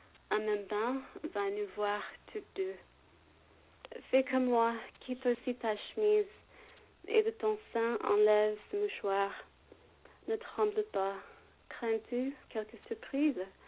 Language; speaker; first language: French; non-native, fluent; English